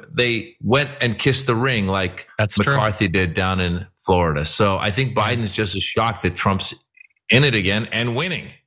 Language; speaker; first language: English; non-native, fluent; Persian